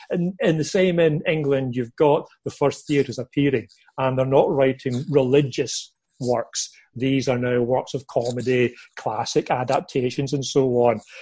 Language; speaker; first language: English; native; English